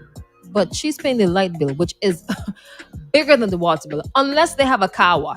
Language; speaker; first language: English; native; English